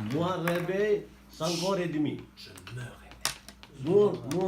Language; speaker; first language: French; non-native, learner; Arabic